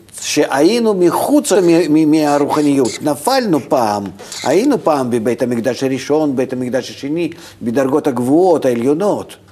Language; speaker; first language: Hebrew; non-native, fluent; Russian